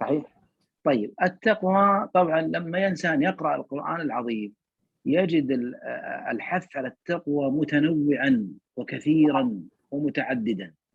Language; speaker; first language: Arabic; native; Arabic